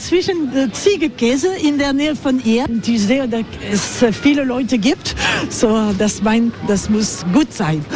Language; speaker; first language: German; non-native, fluent; French